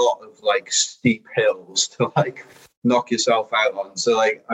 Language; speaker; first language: English; native; English